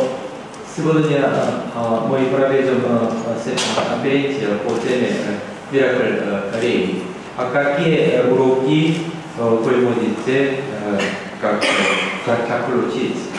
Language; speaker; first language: Russian; non-native, learner; Korean